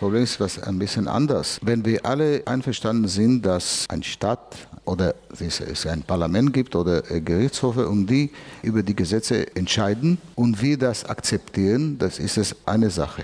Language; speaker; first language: German; non-native, fluent; Hebrew